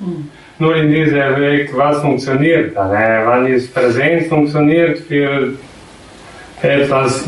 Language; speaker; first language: German; non-native, learner; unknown